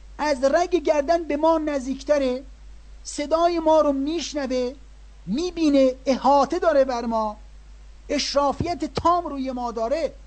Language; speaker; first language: Persian; native; Persian